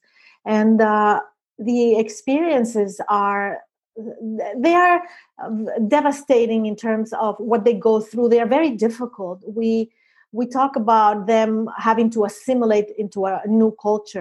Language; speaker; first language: English; non-native, fluent; Spanish